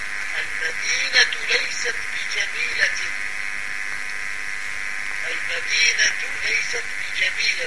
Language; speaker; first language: Arabic; non-native, fluent; French